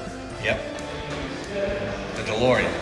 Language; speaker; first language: English; native; English